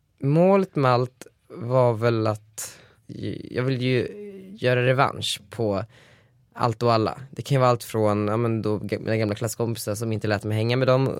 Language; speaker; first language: Swedish; native; Swedish